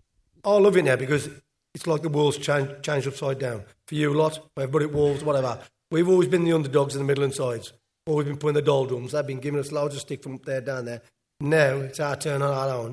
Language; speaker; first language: English; native; English